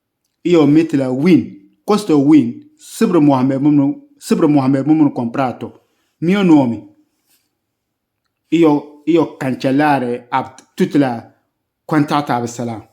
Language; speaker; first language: Italian; non-native, learner; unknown